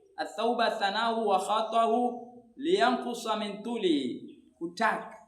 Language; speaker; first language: Swahili; native; Swahili